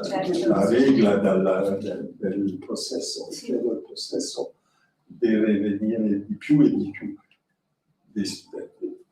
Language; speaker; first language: Italian; non-native, learner; French